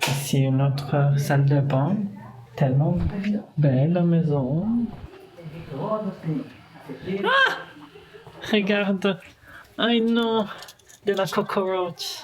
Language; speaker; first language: French; non-native, fluent; Portuguese